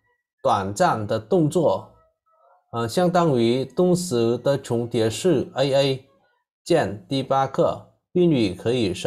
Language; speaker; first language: Chinese; non-native, fluent; Vietnamese